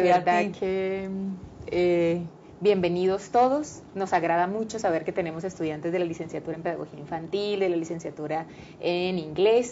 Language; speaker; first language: Spanish; native; Spanish